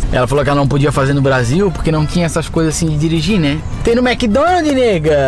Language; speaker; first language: Portuguese; native; Portuguese